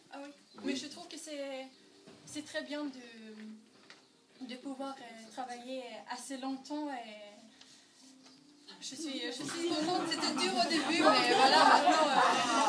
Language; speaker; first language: French; non-native, learner; Norwegian